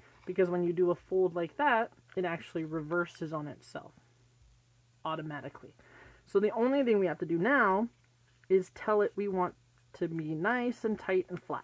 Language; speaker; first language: English; native; English